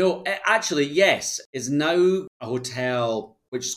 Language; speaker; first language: English; native; English